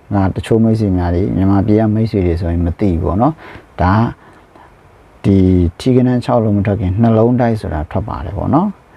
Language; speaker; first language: Burmese; non-native, local second language; Shan